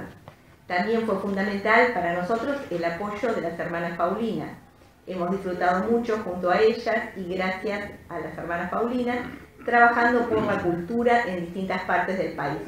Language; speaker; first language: Spanish; native; Spanish